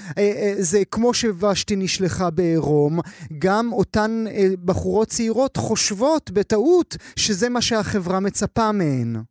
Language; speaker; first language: Hebrew; native; Hebrew